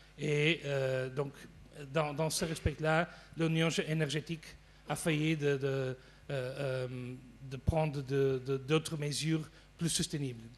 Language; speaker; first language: French; non-native, fluent; Portuguese